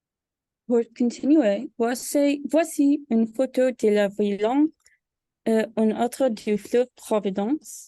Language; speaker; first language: French; non-native, learner; English